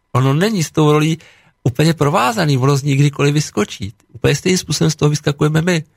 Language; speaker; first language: Czech; native; Czech